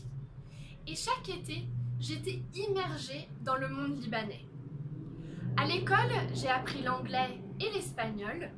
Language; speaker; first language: French; native; French